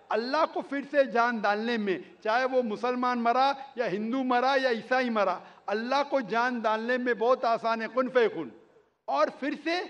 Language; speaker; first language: Hindi; non-native, local second language; Konkani